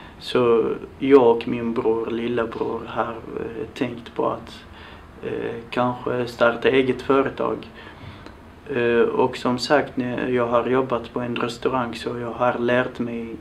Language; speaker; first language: Swedish; non-native, fluent; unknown